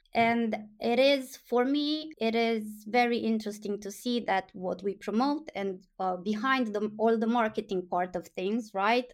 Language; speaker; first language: English; non-native, fluent; Romanian